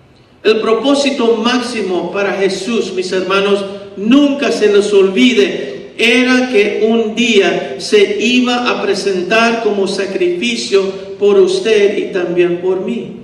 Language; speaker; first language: Spanish; early bilingual, heritage; Spanish